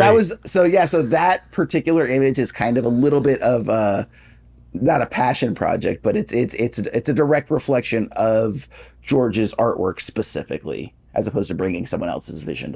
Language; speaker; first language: English; native; English